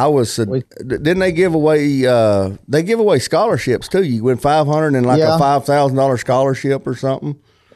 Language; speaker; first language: English; native; English